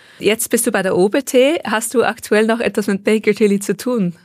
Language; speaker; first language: German; native; German